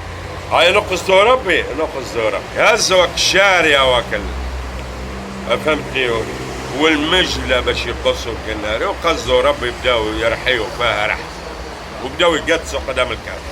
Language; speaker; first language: Arabic; native; Arabic